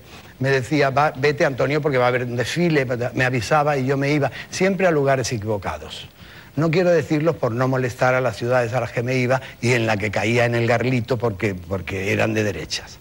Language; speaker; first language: Spanish; native; Spanish